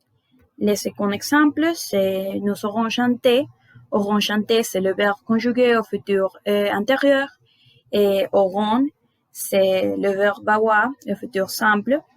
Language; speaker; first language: French; non-native, learner; Spanish